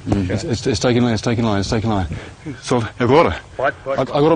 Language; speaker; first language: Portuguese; non-native, learner; English